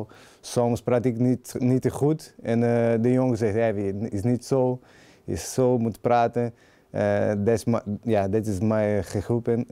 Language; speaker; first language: Dutch; non-native, learner; Portuguese